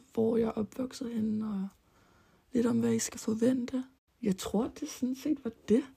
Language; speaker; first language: Danish; early bilingual, other home language; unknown